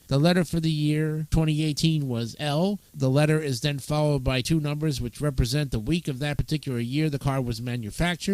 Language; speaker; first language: English; native; English